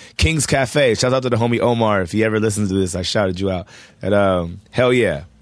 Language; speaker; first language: English; native; English